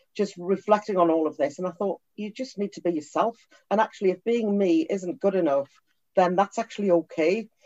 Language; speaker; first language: English; native; English